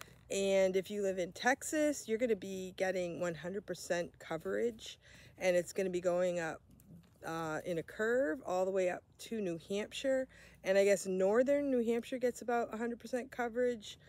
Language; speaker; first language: English; native; English